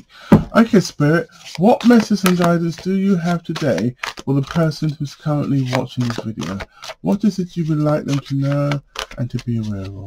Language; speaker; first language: English; native; English